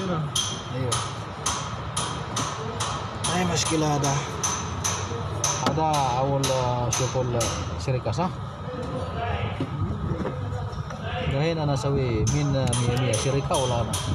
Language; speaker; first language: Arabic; non-native, learner; Filipino